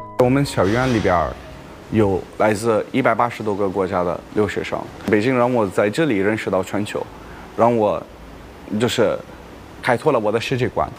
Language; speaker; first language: Chinese; non-native, fluent; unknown